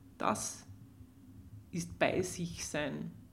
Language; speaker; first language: German; native; German